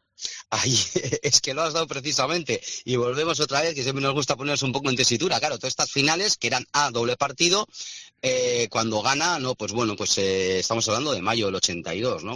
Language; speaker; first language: Spanish; native; Spanish